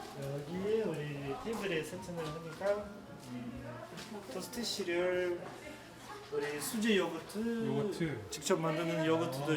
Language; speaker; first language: Korean; non-native, fluent; Russian